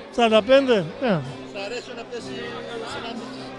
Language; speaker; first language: Greek; early bilingual, heritage; Greek